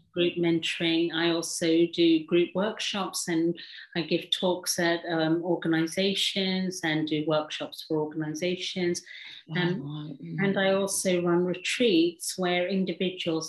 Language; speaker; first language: English; early bilingual, other home language; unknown